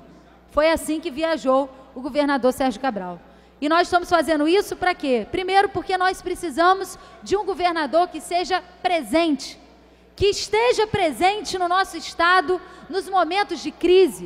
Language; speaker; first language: Portuguese; native; Portuguese